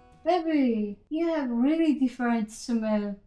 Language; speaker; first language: English; non-native, learner; Georgian